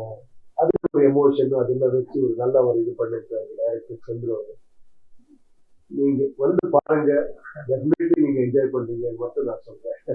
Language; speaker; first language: Tamil; non-native, learner; Kannada